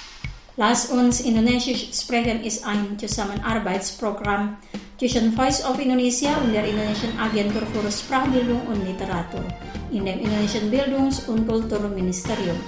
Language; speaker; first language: German; non-native, fluent; Indonesian